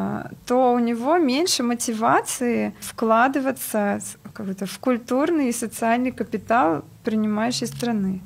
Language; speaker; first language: Russian; native; Russian